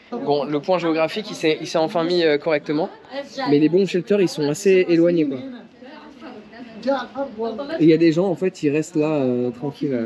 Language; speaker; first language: French; native; French